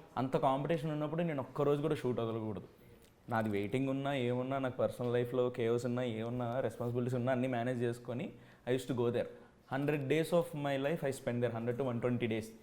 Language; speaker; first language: Telugu; native; Telugu